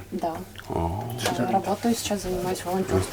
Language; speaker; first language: Russian; native; Russian